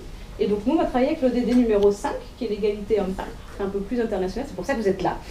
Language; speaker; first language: French; native; French